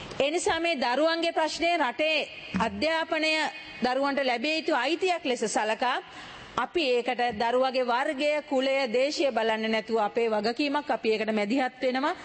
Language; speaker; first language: Sinhala; native; Sinhala